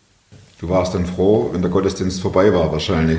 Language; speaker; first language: German; native; German